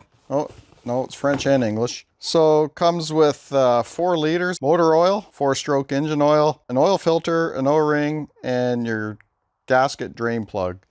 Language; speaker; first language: English; native; English